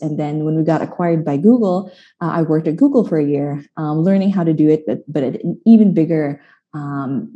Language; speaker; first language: English; non-native, local second language; Filipino